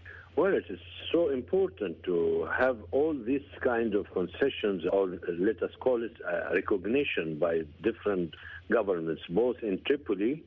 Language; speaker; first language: English; non-native, fluent; Arabic